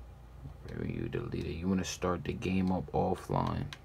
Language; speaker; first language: English; native; English